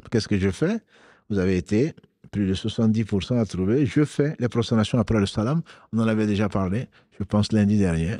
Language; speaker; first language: French; native; French